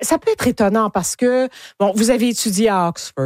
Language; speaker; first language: French; native; French